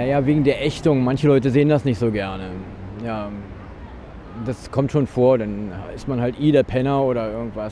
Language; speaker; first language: German; native; German